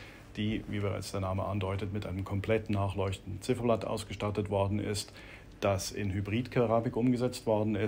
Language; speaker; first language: German; native; German